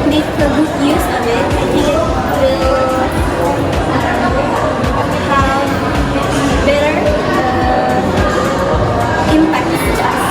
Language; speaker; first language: English; non-native, learner; Indonesian